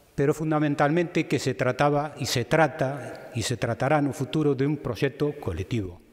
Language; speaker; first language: Spanish; non-native, local second language; Galician